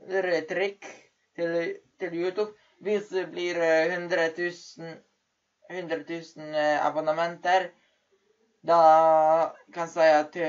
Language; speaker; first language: Norwegian; early bilingual, other home language; Polish